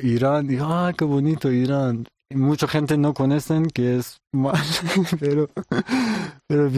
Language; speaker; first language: Spanish; non-native, learner; Persian